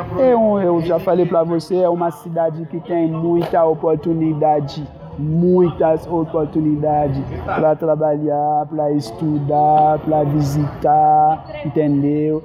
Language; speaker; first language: Portuguese; non-native, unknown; Haitian Creole